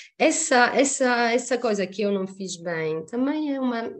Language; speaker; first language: Portuguese; non-native, fluent; Italian